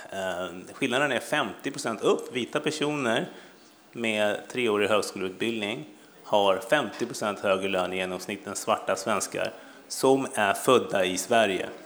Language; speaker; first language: Swedish; early bilingual, other home language; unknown